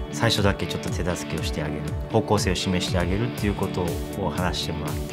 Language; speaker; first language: Japanese; non-native, fluent; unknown